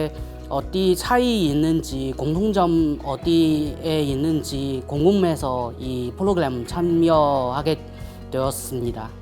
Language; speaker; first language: Korean; non-native, learner; Chinese